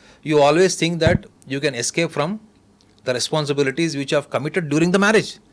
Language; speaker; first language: English; non-native, local second language; Telugu